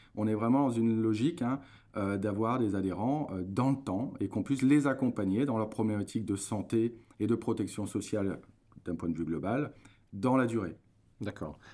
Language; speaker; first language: French; native; French